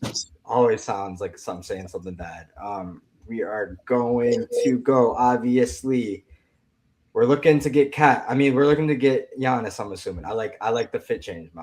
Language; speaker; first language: English; native; English